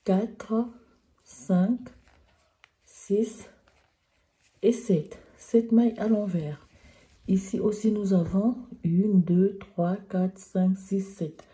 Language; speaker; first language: French; native; French